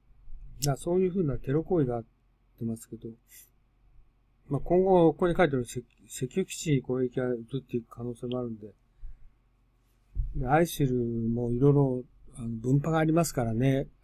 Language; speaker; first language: Japanese; native; Japanese